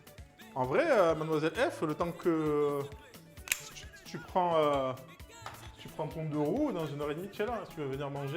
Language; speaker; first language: French; native; French